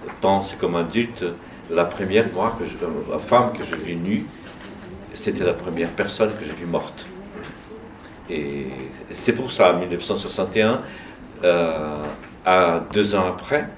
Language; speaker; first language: French; non-native, fluent; Portuguese